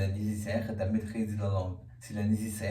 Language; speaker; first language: French; non-native, learner; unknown